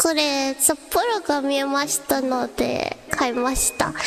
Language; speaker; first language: Japanese; non-native, learner; English